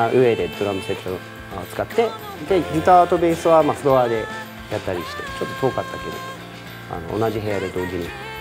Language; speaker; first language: Japanese; non-native, fluent; English